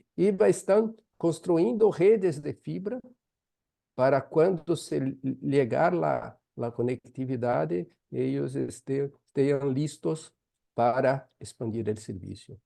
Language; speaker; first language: Spanish; non-native, fluent; Portuguese